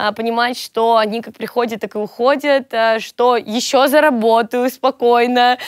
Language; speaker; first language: Russian; native; Russian